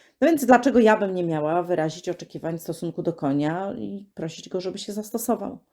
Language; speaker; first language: Polish; native; Polish